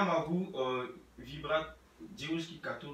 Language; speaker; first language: Russian; non-native, learner; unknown